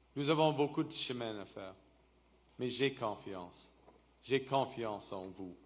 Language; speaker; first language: French; non-native, local second language; English